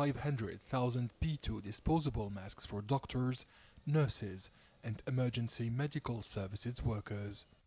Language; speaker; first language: English; non-native, fluent; Arabic